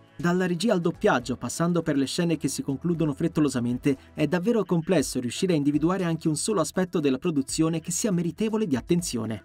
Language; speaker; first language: Italian; native; Italian